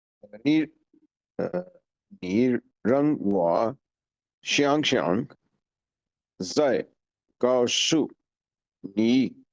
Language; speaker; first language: Chinese; non-native, learner; Urdu